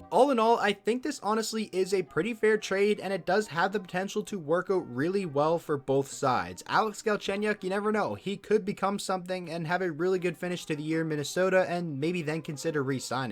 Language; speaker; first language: English; native; English